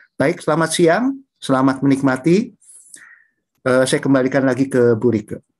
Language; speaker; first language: Indonesian; native; Indonesian